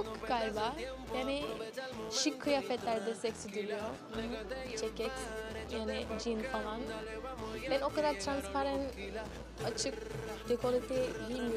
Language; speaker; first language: Turkish; non-native, learner; English